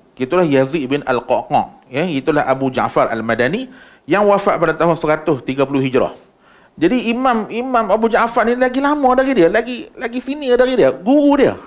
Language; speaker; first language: Malay; native; Malay